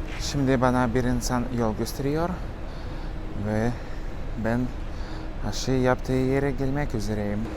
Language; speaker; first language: Turkish; non-native, learner; Russian